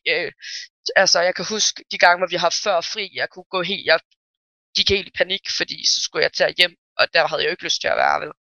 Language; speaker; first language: Danish; early bilingual, other home language; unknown